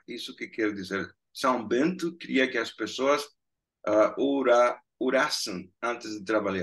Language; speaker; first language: Portuguese; non-native, fluent; Spanish